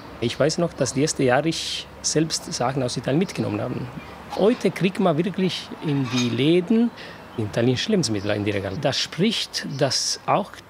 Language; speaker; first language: German; non-native, fluent; Italian